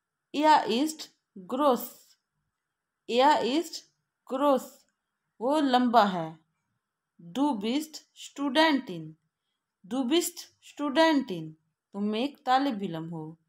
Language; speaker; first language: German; non-native, fluent; Urdu